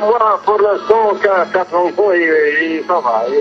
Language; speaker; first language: French; non-native, local second language; Arabic